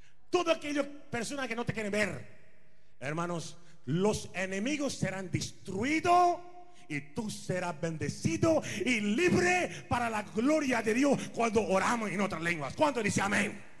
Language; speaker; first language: Spanish; non-native, fluent; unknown